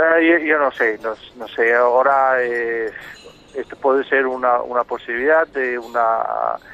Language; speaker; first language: Spanish; non-native, fluent; Danish